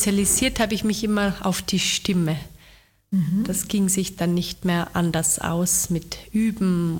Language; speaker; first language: German; native; German